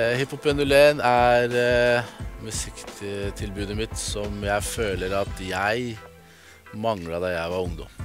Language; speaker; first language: Norwegian; early bilingual, other home language; Spanish